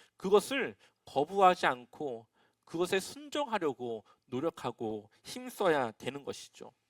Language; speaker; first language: Korean; native; Korean